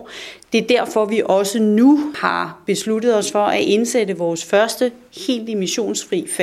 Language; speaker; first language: Danish; native; Danish